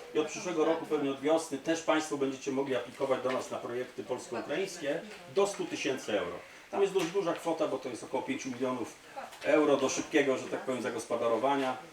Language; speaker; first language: Polish; native; Polish